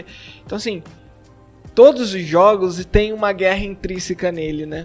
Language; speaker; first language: Portuguese; native; Portuguese